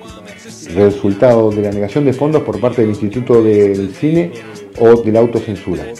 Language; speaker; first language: Spanish; native; Spanish